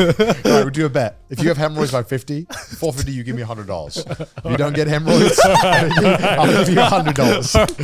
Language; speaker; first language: English; native; English